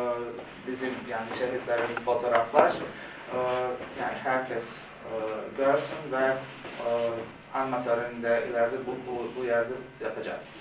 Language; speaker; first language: Turkish; non-native, fluent; Bosnian